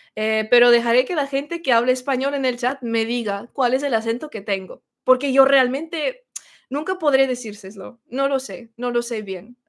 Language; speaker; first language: Spanish; non-native, fluent; Russian